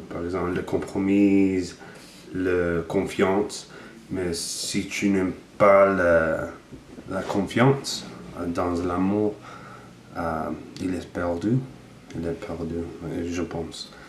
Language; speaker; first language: French; non-native, learner; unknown